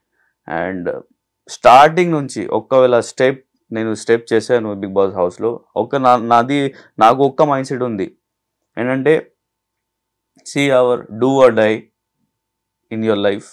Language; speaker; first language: Telugu; non-native, local second language; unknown